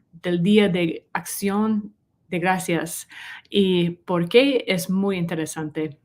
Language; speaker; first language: Spanish; non-native, learner; English